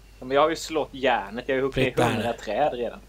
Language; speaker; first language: Swedish; native; Swedish